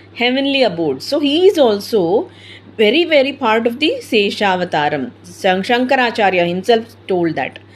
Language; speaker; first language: English; non-native, local second language; Telugu